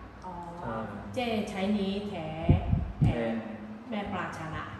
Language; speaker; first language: Thai; non-native, learner; Cantonese